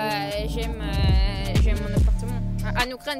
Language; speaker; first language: French; non-native, fluent; Ukrainian